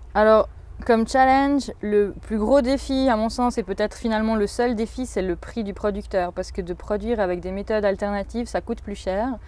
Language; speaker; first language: French; native; French